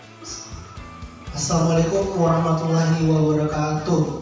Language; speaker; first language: Indonesian; native; Indonesian